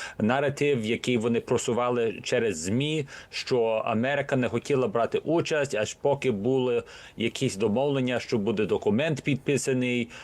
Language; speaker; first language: Ukrainian; early bilingual, heritage; Ukrainian